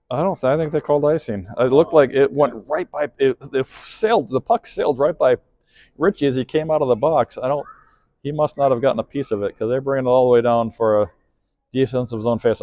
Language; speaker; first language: English; native; English